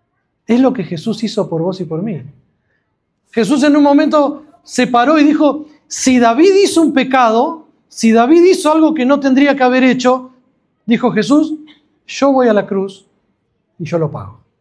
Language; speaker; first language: Spanish; native; Spanish